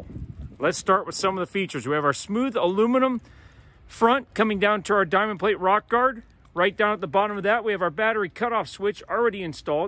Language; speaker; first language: English; native; English